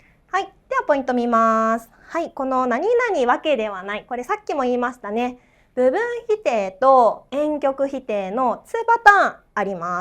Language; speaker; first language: Japanese; non-native, fluent; Chinese